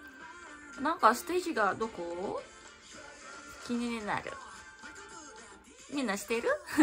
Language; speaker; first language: Japanese; non-native, learner; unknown